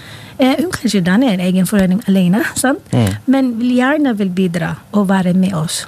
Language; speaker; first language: Norwegian; non-native, fluent; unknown